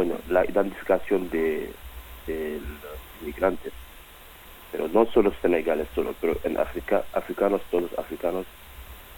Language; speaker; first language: Spanish; non-native, learner; Wolof